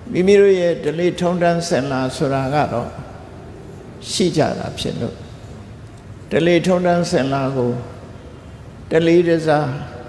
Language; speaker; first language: Burmese; native; Burmese